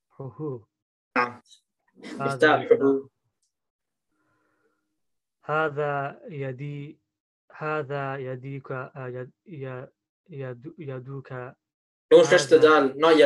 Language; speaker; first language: Arabic; non-native, learner; English